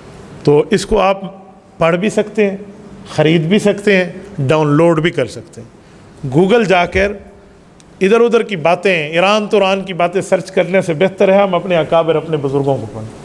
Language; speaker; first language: Urdu; native; Urdu